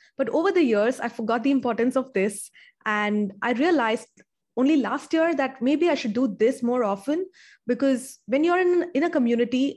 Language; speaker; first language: English; non-native, local second language; Tamil